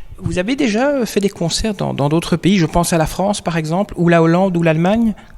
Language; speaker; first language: French; native; French